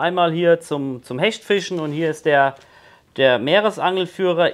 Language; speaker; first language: German; native; German